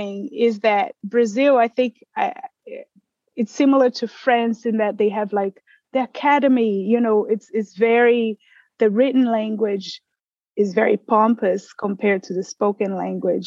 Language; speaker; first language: English; non-native, fluent; Portuguese